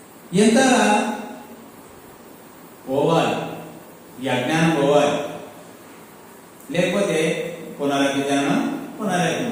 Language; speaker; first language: Telugu; native; Telugu